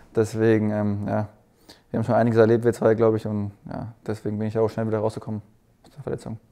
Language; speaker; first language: German; native; German